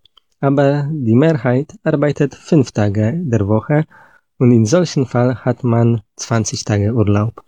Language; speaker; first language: German; non-native, learner; Polish